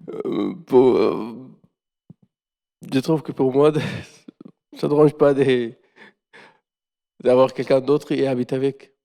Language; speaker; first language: French; non-native, learner; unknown